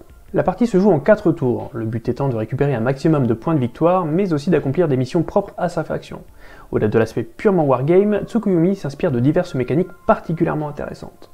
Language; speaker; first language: French; native; French